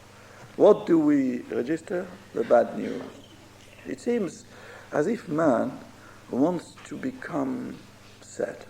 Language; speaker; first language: English; non-native, fluent; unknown